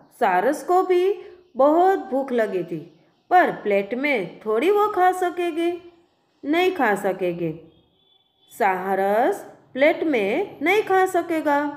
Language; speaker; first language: Hindi; non-native, local second language; Gujarati